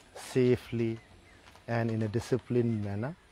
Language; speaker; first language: English; non-native, local second language; Bodo